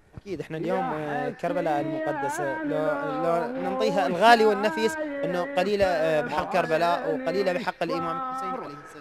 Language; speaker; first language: Arabic; native; Arabic